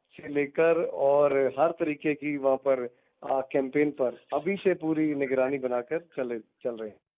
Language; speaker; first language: Hindi; non-native, local second language; Punjabi